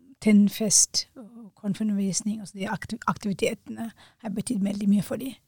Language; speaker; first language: Norwegian; non-native, fluent; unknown